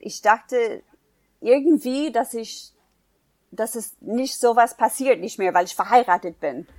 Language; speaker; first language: German; non-native, fluent; English